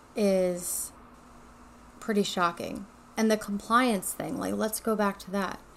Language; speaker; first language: English; native; English